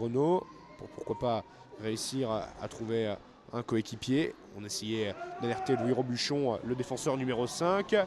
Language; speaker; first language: French; native; French